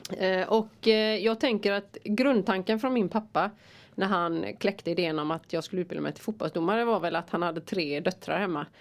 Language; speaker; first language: Swedish; native; Swedish